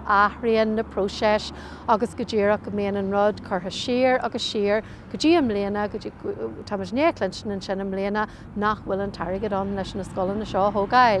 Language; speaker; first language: Irish; non-native, local second language; English